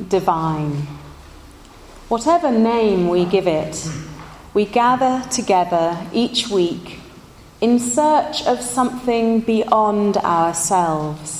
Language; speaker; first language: English; native; English